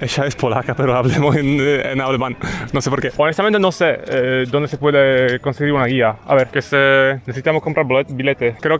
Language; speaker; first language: Spanish; non-native, learner; Polish